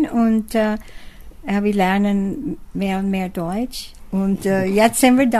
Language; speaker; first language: German; non-native, learner; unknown